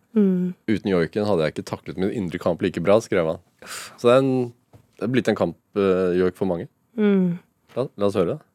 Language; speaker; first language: Norwegian; native; Norwegian